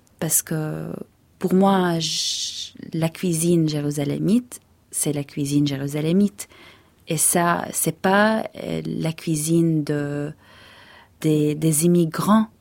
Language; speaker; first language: French; non-native, fluent; Arabic